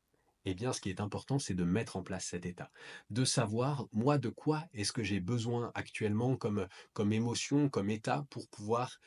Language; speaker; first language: French; native; French